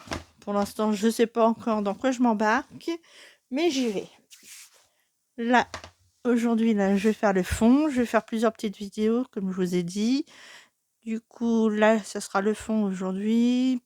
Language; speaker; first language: French; native; French